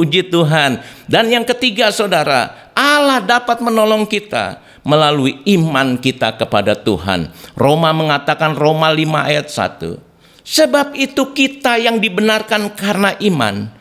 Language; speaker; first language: Indonesian; native; Indonesian